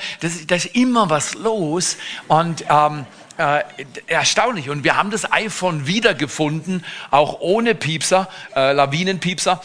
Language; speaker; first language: German; native; German